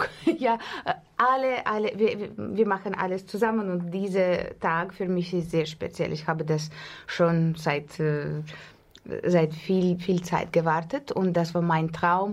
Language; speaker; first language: German; non-native, fluent; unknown